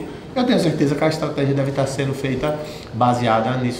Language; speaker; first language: Portuguese; native; Portuguese